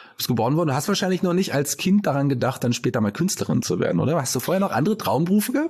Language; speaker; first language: German; native; German